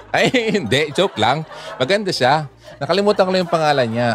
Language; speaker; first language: Filipino; non-native, local second language; Bikol